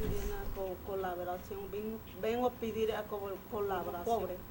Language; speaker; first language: Spanish; non-native, local second language; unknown